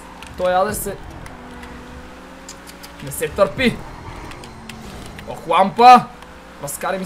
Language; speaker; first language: Bulgarian; native; Bulgarian